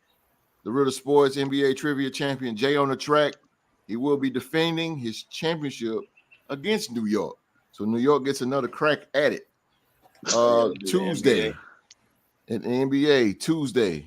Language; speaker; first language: English; native; English